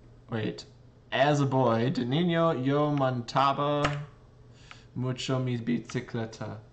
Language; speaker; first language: Spanish; non-native, learner; English